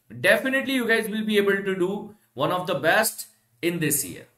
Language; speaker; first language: English; non-native, local second language; Hindi